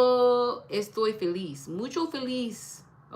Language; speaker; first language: Spanish; non-native, learner; English